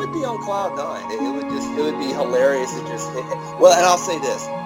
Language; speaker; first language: English; native; English